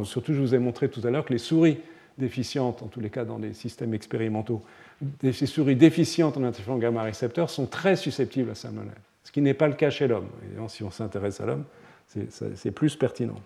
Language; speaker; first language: French; native; French